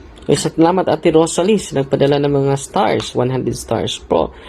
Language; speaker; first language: Filipino; native; Filipino